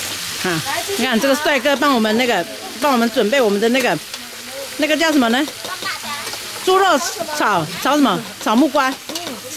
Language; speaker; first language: Chinese; native; Chinese